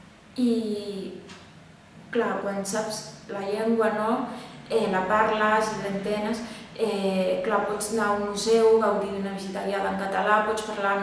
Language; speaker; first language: Catalan; non-native, fluent; Spanish